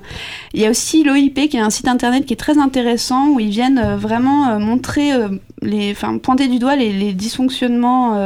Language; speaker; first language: French; native; French